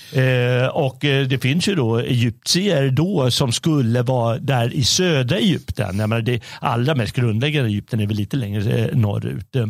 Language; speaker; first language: Swedish; native; Swedish